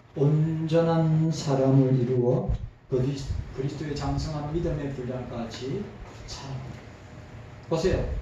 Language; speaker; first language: Korean; native; Korean